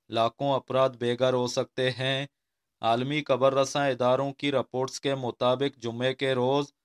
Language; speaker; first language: Urdu; non-native, local second language; Baluchi